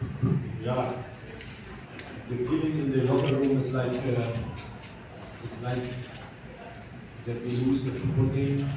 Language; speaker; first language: English; non-native, fluent; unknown